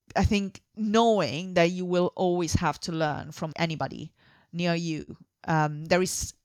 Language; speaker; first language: English; non-native, fluent; Italian